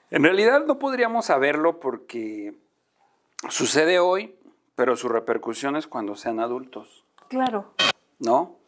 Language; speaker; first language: Spanish; native; Spanish